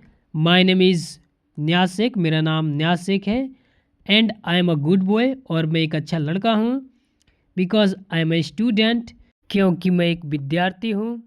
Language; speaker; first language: Hindi; native; Hindi